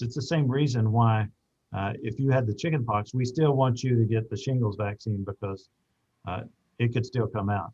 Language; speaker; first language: English; native; English